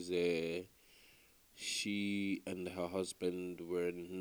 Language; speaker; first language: English; non-native, local second language; Igbo